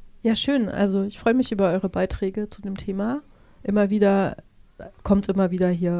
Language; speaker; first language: German; native; German